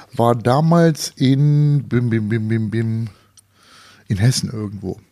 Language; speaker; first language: German; native; German